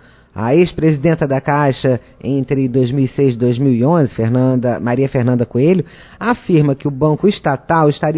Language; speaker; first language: Portuguese; native; Portuguese